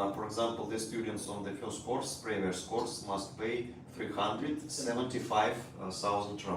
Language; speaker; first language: English; non-native, learner; Russian